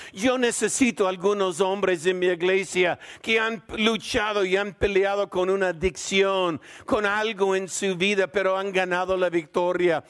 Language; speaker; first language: Spanish; non-native, fluent; English